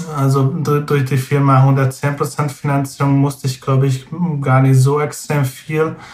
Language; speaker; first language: German; non-native, fluent; Hungarian